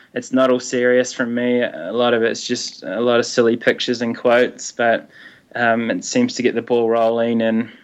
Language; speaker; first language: English; native; English